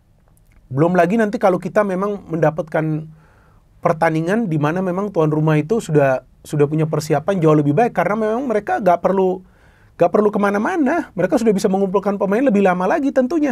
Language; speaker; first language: Indonesian; native; Indonesian